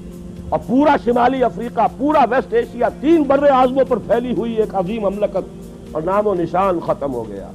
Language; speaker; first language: Urdu; native; Urdu